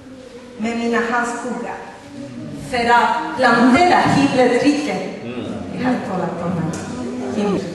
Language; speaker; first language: Swedish; non-native, fluent; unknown